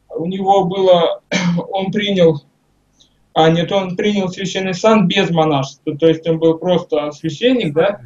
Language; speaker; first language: Russian; native; Russian